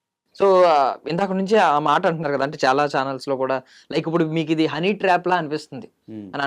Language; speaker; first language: Telugu; native; Telugu